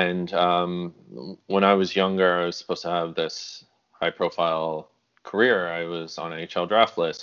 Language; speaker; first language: English; native; English